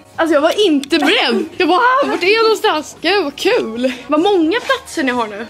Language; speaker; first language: Swedish; native; Swedish